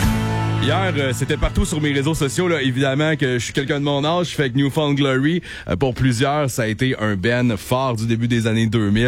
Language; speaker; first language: French; native; French